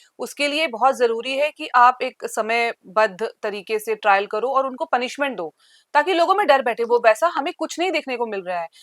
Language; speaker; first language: Hindi; native; Hindi